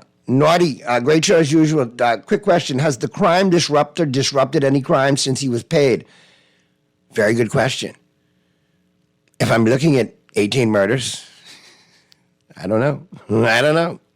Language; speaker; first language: English; native; English